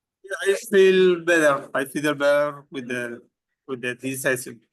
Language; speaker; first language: English; non-native, learner; Spanish